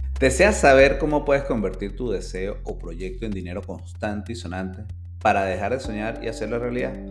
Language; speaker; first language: Spanish; native; Spanish